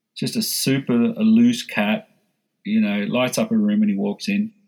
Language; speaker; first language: English; native; English